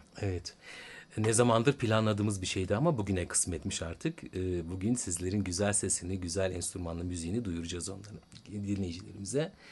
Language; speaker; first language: Turkish; native; Turkish